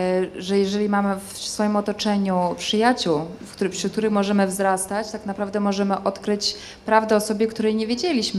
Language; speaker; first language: Polish; native; Polish